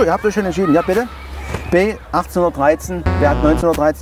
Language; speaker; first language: German; native; German